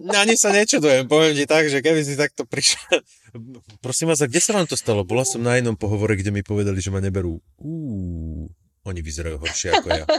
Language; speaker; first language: Slovak; native; Slovak